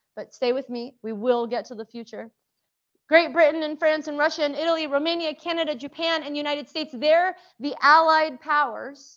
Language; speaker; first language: English; early bilingual, other home language; Persian